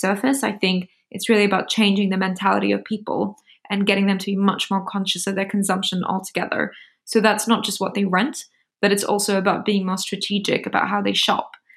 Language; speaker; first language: English; native; English